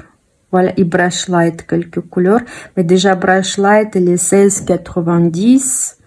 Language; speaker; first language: French; non-native, fluent; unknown